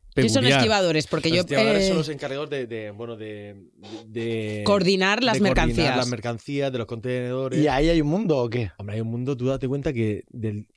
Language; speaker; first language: Spanish; native; Spanish